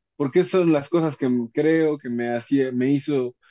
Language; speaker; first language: Spanish; native; Spanish